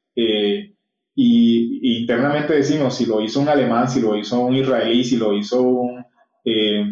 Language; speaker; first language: Spanish; native; Spanish